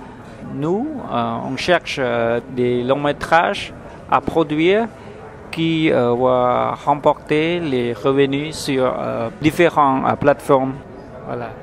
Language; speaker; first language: French; non-native, fluent; Khmer